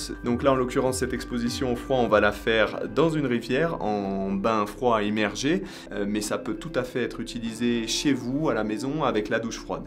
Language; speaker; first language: French; native; French